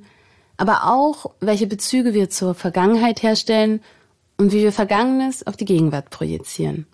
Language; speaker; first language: German; native; German